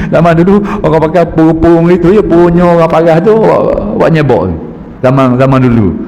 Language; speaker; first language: Malay; native; Malay